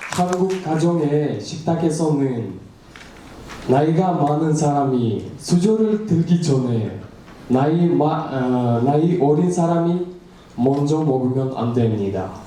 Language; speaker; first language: Korean; non-native, learner; Kyrgyz